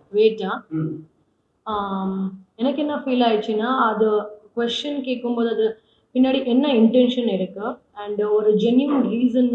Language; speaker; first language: Tamil; non-native, fluent; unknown